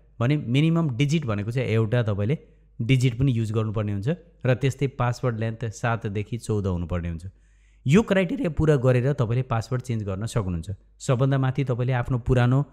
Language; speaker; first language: Nepali; native; Nepali